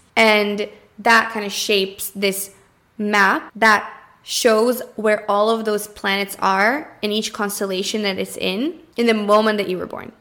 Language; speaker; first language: English; early bilingual, other home language; Portuguese